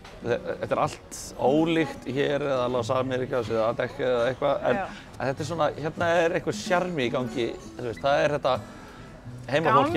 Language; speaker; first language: Icelandic; native; Icelandic